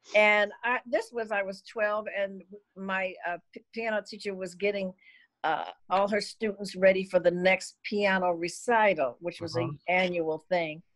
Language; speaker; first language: English; native; English